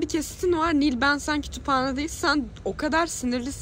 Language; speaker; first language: Turkish; native; Turkish